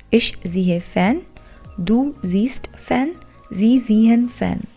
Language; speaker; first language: German; non-native, fluent; Punjabi